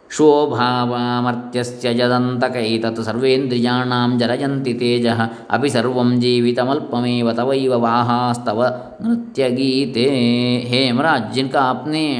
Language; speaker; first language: Hindi; non-native, local second language; Kannada